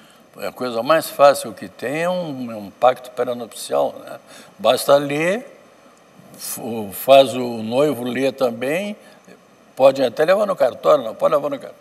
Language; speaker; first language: Portuguese; native; Portuguese